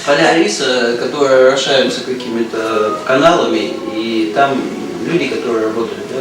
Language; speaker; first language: Russian; native; Russian